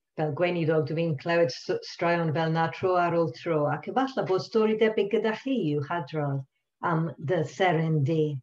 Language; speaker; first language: Welsh; non-native, local second language; English